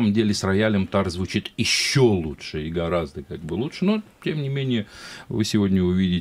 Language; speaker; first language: Russian; native; Russian